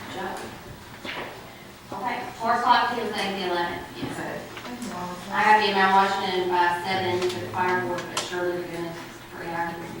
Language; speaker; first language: English; native; English